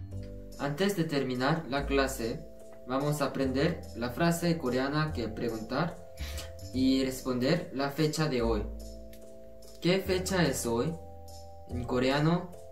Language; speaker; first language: Spanish; non-native, fluent; Korean